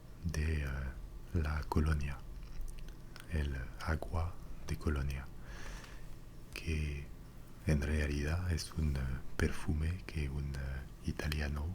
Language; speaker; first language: Spanish; non-native, fluent; French